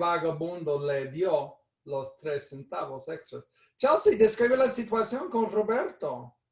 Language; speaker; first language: Spanish; non-native, fluent; English